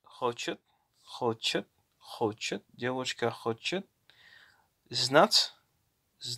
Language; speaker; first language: Russian; non-native, learner; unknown